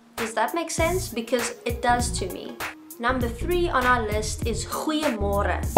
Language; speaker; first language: English; non-native, local second language; Afrikaans